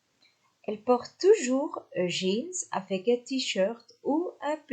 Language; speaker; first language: French; non-native, fluent; Dutch